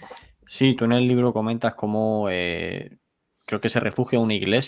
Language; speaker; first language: Spanish; native; Spanish